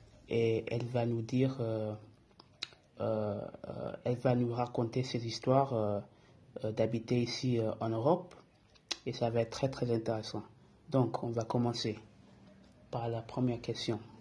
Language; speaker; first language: French; early bilingual, other home language; English